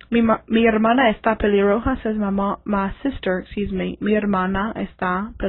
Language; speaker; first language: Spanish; non-native, fluent; English